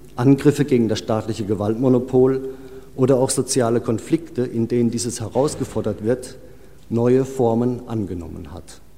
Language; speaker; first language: German; native; German